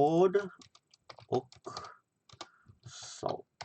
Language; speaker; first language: Swedish; non-native, learner; English